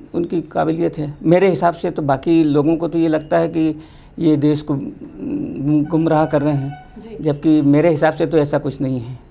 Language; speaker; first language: Hindi; native; Hindi